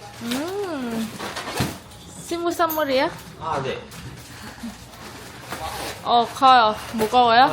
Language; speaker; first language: Korean; non-native, learner; Vietnamese